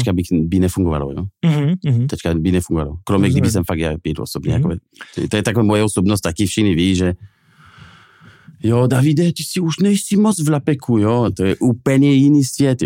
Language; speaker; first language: Czech; non-native, fluent; French